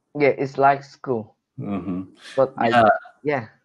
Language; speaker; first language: English; non-native, learner; Korean